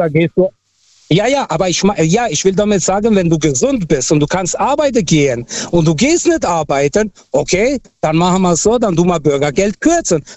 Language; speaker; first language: German; non-native, fluent; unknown